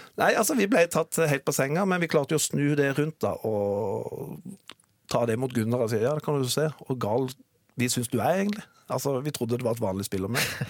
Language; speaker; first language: Norwegian; native; Norwegian